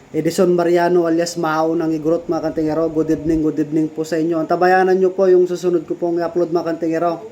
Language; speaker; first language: Filipino; non-native, local second language; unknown